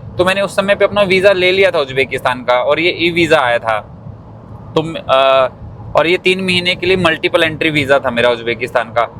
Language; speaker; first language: Hindi; native; Hindi